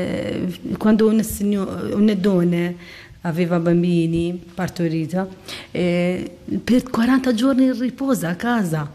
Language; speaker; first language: Italian; non-native, learner; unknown